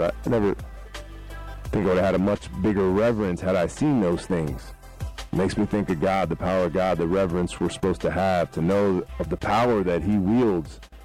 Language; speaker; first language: English; native; English